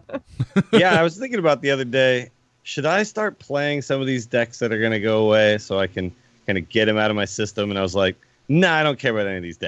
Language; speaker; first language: English; native; English